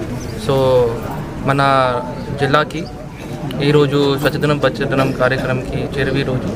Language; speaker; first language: Telugu; non-native, fluent; Hindi